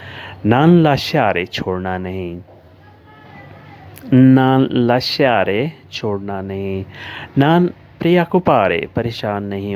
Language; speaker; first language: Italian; non-native, learner; Urdu